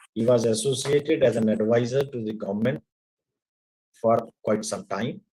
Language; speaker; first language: English; non-native, local second language; Hindi